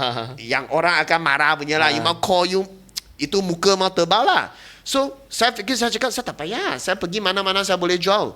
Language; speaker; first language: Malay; non-native, local second language; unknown